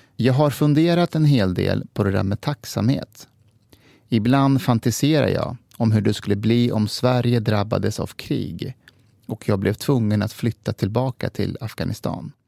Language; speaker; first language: Swedish; early bilingual, other home language; Persian